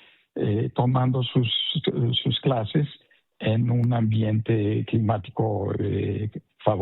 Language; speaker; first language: Spanish; native; Spanish